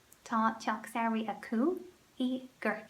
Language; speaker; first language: Irish; non-native, local second language; English